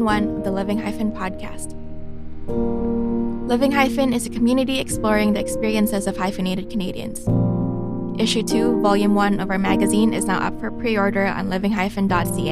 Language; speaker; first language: English; non-native, local second language; Filipino